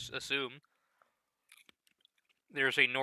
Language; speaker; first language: English; native; English